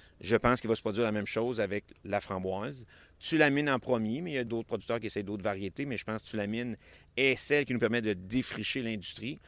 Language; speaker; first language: French; native; French